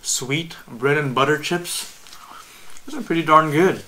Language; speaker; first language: English; native; English